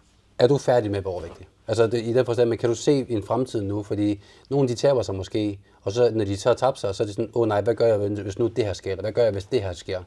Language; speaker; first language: Danish; native; Danish